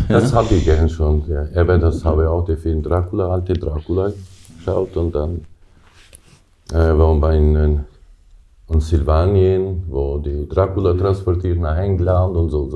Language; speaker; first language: German; non-native, learner; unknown